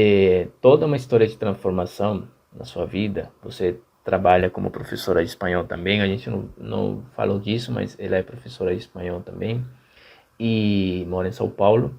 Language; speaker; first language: Portuguese; non-native, fluent; Spanish